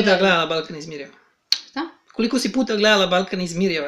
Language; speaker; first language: Serbian; native; Serbian